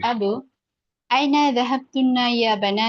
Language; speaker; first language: Arabic; non-native, learner; Bangla